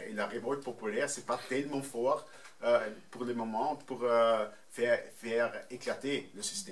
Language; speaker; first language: French; non-native, fluent; German